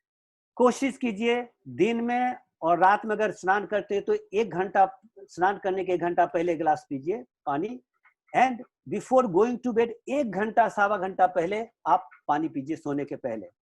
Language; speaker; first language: Hindi; native; Hindi